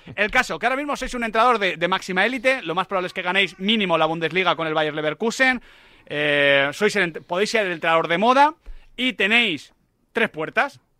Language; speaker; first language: Spanish; native; Spanish